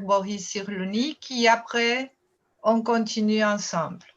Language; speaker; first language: French; non-native, fluent; Portuguese